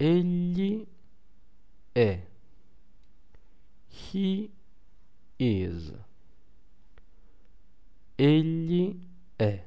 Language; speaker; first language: Italian; non-native, fluent; English